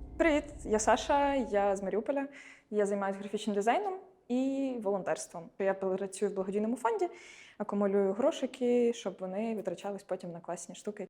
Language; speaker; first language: Ukrainian; non-native, local second language; Russian